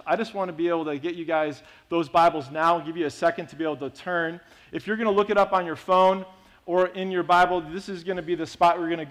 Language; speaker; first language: English; native; English